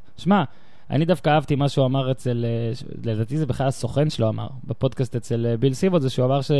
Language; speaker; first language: Hebrew; native; Hebrew